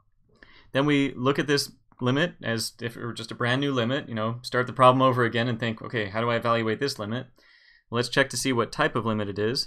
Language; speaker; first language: English; native; English